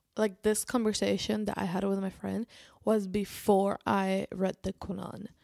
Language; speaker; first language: English; non-native, fluent; Spanish